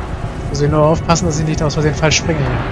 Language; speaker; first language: German; native; German